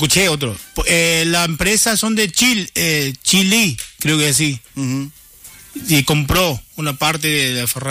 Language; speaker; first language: Spanish; non-native, learner; Chinese